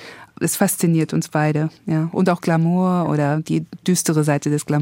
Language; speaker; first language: German; native; German